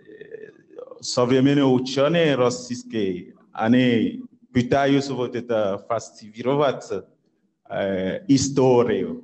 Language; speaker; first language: Russian; non-native, fluent; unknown